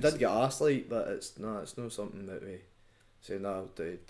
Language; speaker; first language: English; native; English